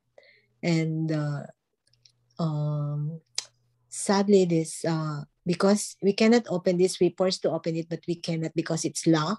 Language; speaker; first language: English; non-native, local second language; Filipino